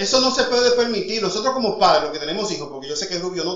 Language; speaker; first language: Spanish; native; Spanish